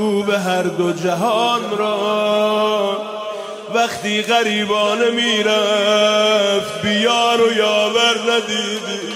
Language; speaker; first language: Persian; native; Persian